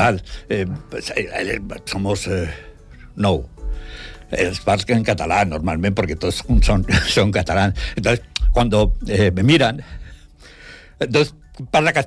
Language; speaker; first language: Catalan; non-native, learner; Portuguese